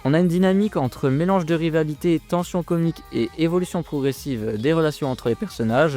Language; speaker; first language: French; native; French